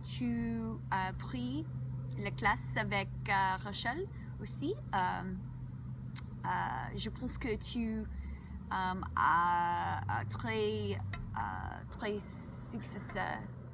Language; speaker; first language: French; non-native, learner; English